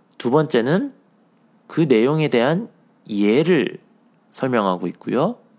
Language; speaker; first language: Korean; native; Korean